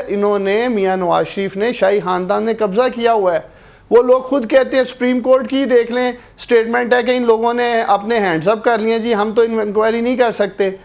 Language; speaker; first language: Urdu; non-native, local second language; Punjabi